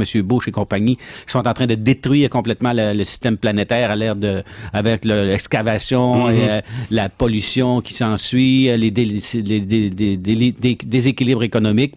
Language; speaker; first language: French; native; French